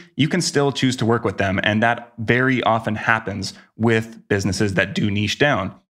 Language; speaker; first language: English; native; English